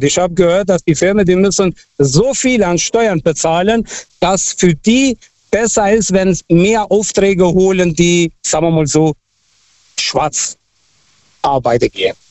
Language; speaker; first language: German; non-native, fluent; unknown